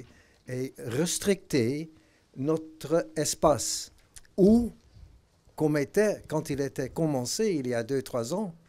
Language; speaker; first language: French; non-native, fluent; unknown